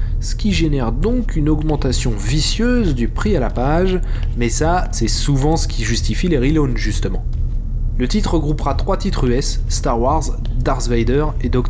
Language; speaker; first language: French; native; French